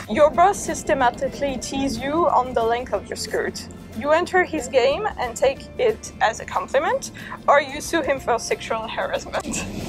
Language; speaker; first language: English; non-native, fluent; French